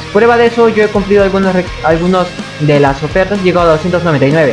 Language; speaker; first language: Spanish; native; Spanish